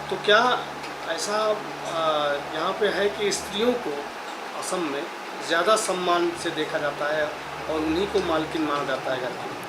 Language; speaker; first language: Hindi; native; Hindi